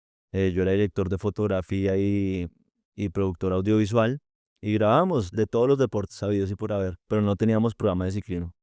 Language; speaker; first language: Spanish; native; Spanish